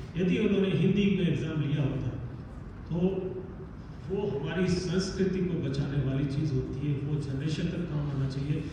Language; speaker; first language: Hindi; native; Hindi